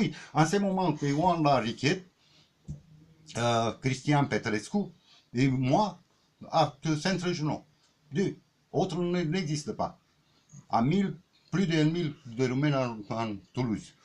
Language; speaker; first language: French; non-native, learner; Romanian